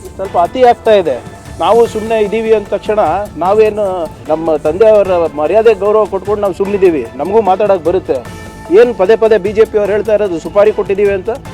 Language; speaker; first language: Kannada; native; Kannada